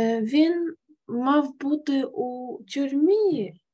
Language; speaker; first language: Ukrainian; non-native, local second language; Russian